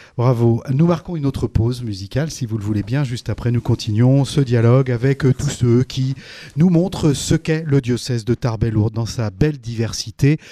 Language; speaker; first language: French; native; French